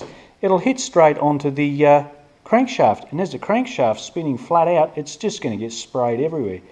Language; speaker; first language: English; native; English